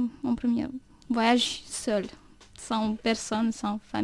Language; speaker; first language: French; non-native, fluent; Romanian